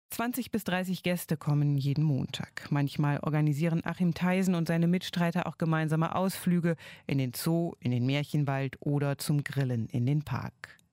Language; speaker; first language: German; native; German